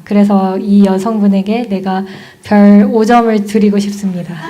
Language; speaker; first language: Korean; native; Korean